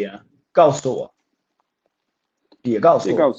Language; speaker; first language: Chinese; non-native, fluent; Swedish